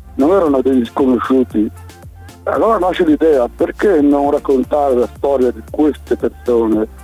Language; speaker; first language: Italian; native; Italian